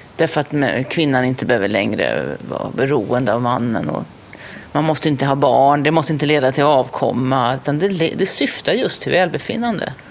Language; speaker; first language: Swedish; native; Swedish